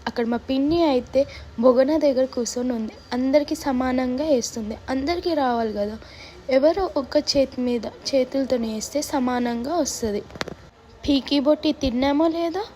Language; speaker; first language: Telugu; non-native, local second language; Lambadi